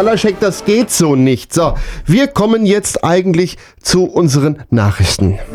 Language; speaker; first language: German; native; German